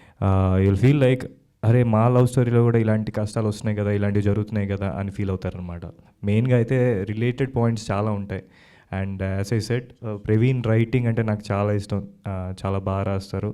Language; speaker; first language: Telugu; native; Telugu